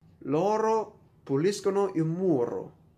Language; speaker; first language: Italian; non-native, learner; Vietnamese